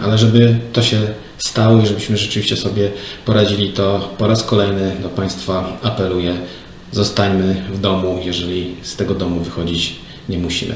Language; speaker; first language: Polish; native; Polish